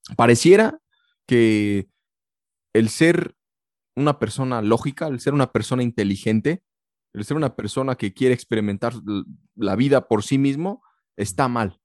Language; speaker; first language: Spanish; early bilingual, heritage; Spanish